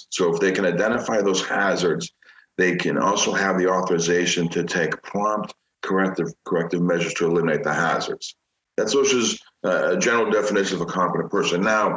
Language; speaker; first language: English; native; English